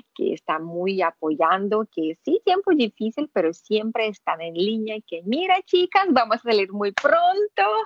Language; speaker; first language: Spanish; non-native, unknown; Russian